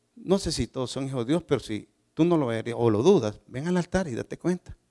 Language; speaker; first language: Spanish; native; Spanish